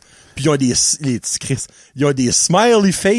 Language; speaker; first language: French; native; French